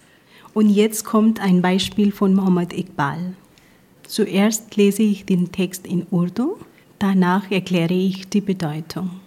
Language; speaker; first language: German; non-native, fluent; Punjabi